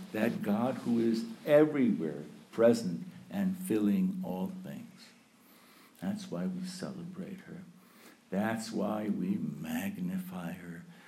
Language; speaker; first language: English; early bilingual, other home language; Ukrainian